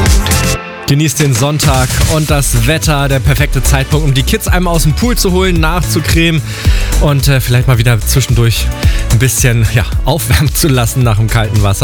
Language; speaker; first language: German; native; German